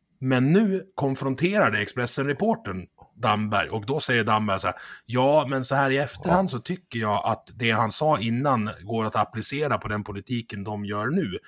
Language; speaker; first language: Swedish; native; Swedish